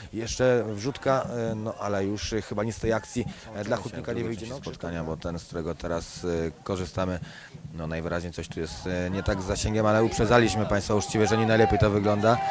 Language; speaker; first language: Polish; native; Polish